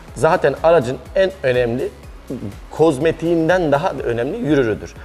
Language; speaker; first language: Turkish; native; Turkish